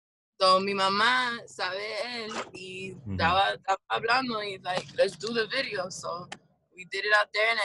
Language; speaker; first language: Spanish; early bilingual, heritage; English